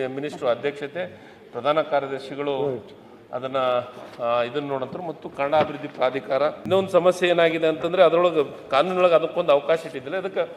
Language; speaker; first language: Kannada; native; Kannada